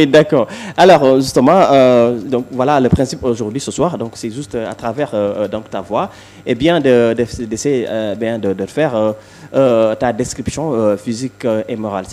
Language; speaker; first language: French; non-native, local second language; Wolof